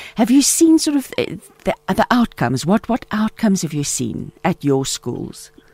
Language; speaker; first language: English; non-native, local second language; Afrikaans